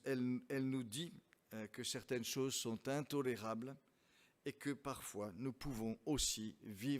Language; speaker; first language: French; native; French